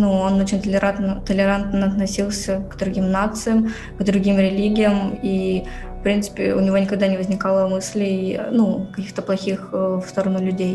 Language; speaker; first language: Russian; native; Russian